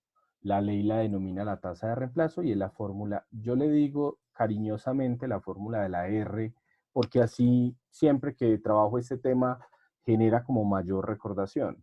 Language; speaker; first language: Spanish; native; Spanish